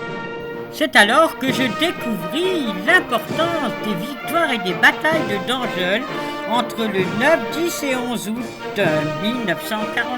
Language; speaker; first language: French; native; French